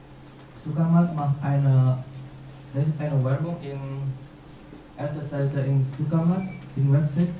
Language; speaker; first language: German; non-native, learner; Indonesian